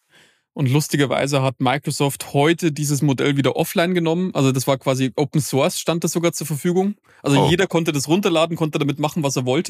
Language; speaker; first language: German; native; German